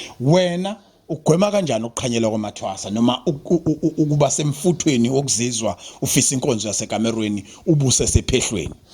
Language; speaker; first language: Zulu; native; Zulu